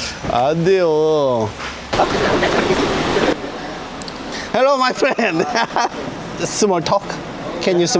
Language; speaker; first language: English; non-native, learner; Korean